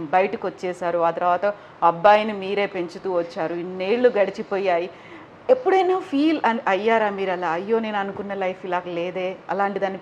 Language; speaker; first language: Telugu; native; Telugu